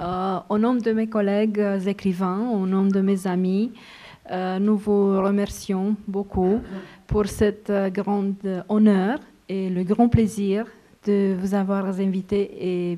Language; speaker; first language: French; non-native, fluent; Romanian